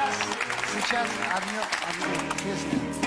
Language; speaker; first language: Russian; non-native, learner; Tajik